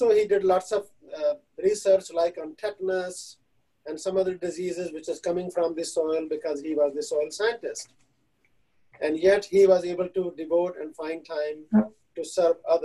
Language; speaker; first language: English; non-native, local second language; Hindi